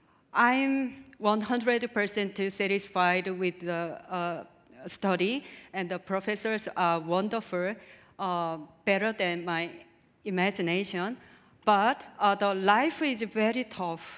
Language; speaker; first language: English; non-native, learner; Korean